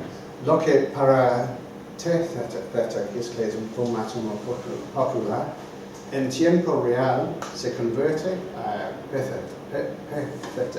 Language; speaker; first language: Spanish; non-native, fluent; English